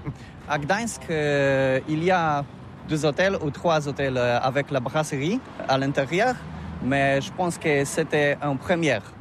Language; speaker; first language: French; non-native, learner; Polish